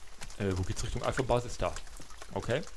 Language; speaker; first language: German; native; German